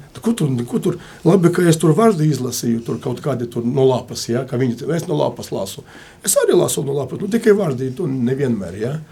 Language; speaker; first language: Latvian; non-native, local second language; Russian